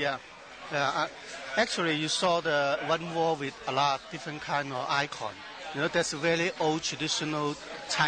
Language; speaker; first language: English; non-native, learner; Chinese